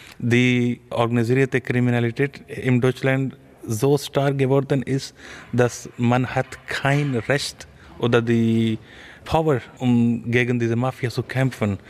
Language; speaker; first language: German; non-native, learner; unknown